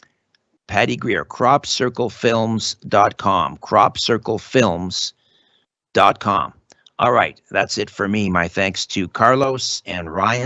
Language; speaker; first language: English; native; English